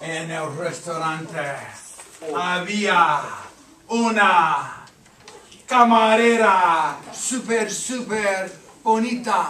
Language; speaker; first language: Spanish; non-native, fluent; English